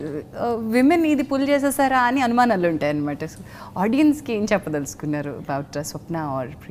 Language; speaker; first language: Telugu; native; Telugu